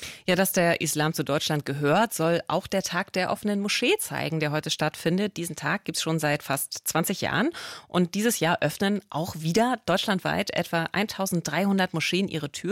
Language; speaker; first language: German; native; German